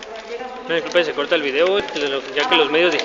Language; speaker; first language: Spanish; native; Spanish